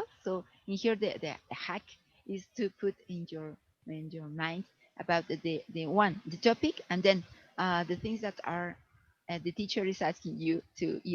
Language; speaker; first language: English; non-native, fluent; Spanish